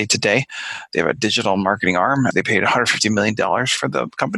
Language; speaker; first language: English; native; English